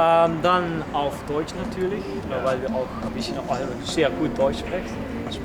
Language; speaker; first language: German; non-native, learner; Dutch